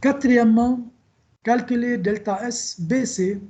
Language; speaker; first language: French; non-native, local second language; Arabic